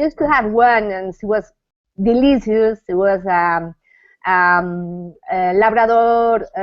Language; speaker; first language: English; non-native, fluent; Spanish